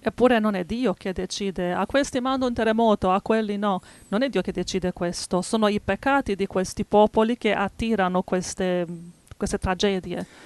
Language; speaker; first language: Italian; native; Italian